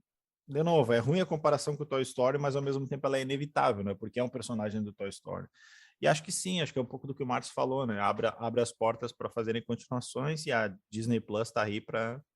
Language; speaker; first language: Portuguese; native; Portuguese